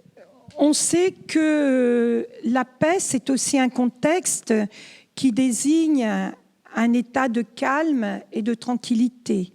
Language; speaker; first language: French; native; French